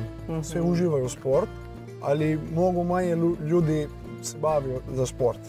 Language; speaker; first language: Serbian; non-native, learner; Portuguese